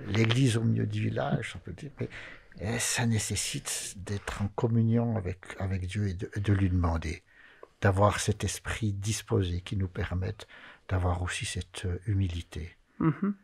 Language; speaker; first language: French; native; French